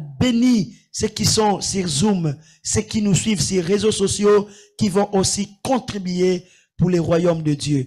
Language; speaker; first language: French; non-native, local second language; Lingala